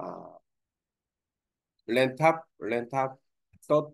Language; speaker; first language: Vietnamese; non-native, learner; Korean